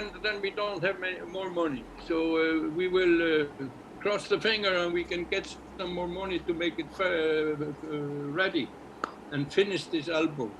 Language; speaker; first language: English; non-native, learner; Icelandic